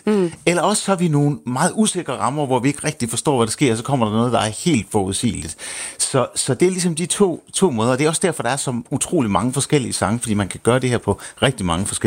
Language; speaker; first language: Danish; native; Danish